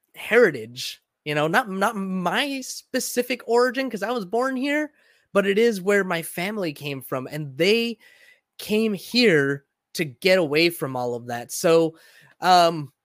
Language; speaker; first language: English; early bilingual, other home language; Spanish